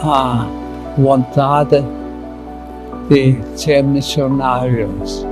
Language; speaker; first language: Portuguese; non-native, fluent; German